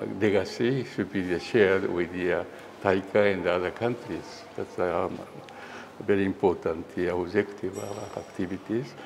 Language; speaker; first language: English; non-native, learner; Japanese